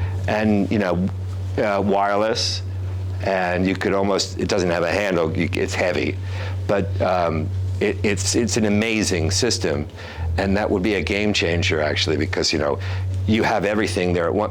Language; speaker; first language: English; native; English